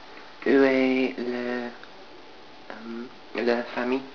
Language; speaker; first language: French; non-native, learner; English